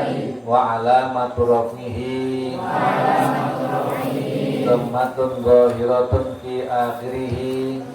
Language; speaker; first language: Arabic; non-native, fluent; Javanese